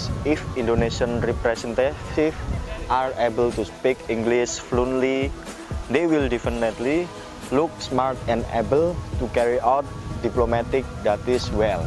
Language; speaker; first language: English; non-native, learner; Indonesian